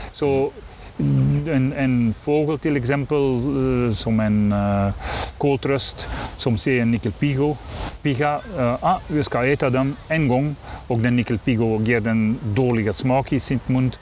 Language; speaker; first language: Swedish; non-native, learner; Dutch